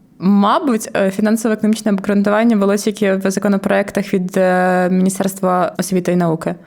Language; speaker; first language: Ukrainian; native; Ukrainian